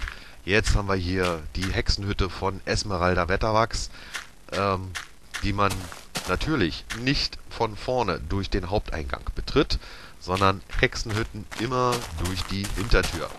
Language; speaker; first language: German; native; German